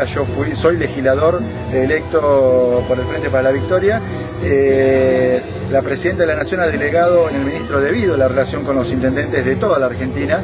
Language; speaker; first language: Spanish; native; Spanish